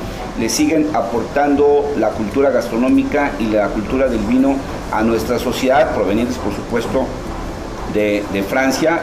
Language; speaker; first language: Spanish; native; Spanish